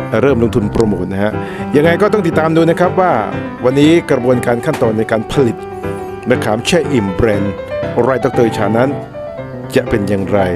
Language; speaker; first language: Thai; native; Thai